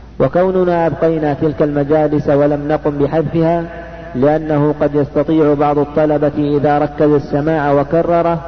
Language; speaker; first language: Arabic; native; Arabic